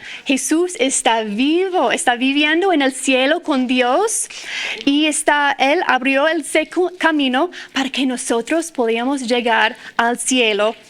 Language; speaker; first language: Spanish; non-native, fluent; English